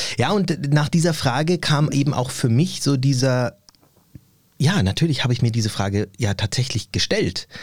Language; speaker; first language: German; early bilingual, other home language; Turkish